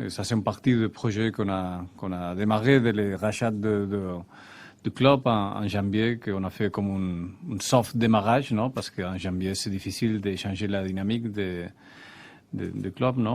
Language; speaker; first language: French; non-native, fluent; Spanish